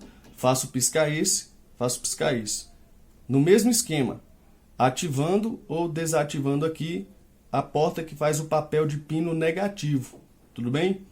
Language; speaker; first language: Portuguese; native; Portuguese